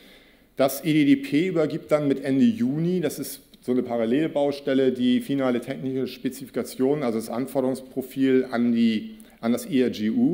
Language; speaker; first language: German; native; German